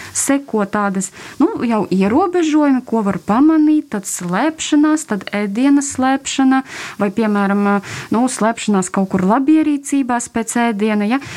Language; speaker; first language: Latvian; non-native, local second language; Russian